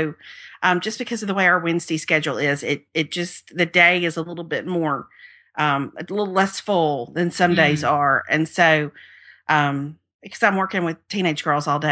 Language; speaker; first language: English; native; English